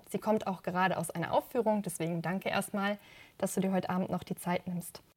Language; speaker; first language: German; native; German